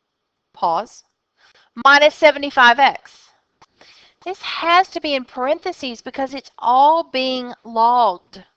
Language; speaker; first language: English; native; English